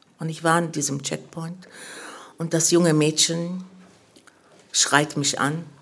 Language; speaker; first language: German; early bilingual, other home language; Arabic